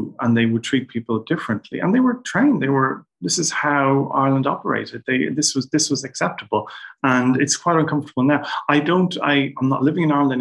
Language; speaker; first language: English; native; English